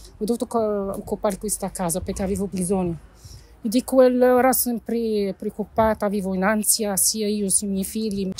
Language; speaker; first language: Italian; non-native, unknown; Arabic